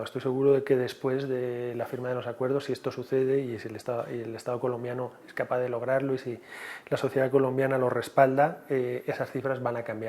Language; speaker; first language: Spanish; native; Spanish